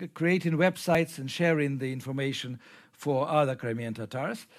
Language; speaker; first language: English; non-native, fluent; Ukrainian